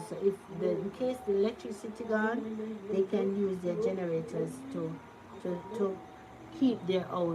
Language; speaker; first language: English; non-native, local second language; Jamaican Creole English